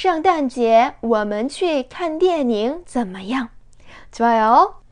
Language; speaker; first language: Chinese; non-native, fluent; Korean